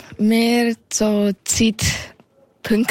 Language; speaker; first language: German; early bilingual, heritage; German